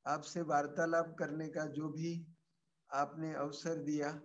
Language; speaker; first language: Hindi; non-native, local second language; Marathi